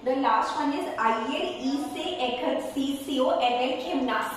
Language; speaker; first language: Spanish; non-native, fluent; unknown